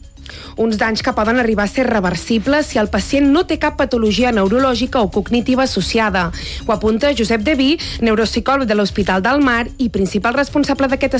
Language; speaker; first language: Catalan; native; Catalan